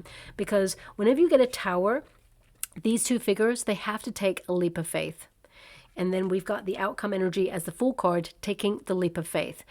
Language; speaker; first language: English; native; English